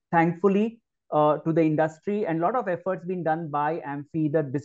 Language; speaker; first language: English; non-native, local second language; Marathi